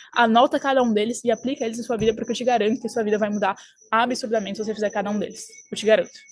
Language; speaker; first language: Portuguese; early bilingual, heritage; French